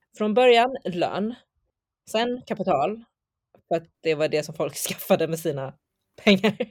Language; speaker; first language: Swedish; early bilingual, other home language; Chinese